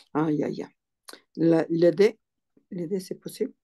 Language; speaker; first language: French; non-native, learner; Spanish